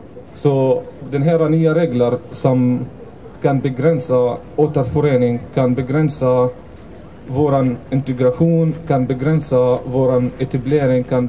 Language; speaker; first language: Swedish; non-native, fluent; Arabic